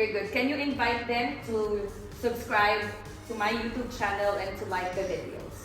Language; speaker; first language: English; non-native, fluent; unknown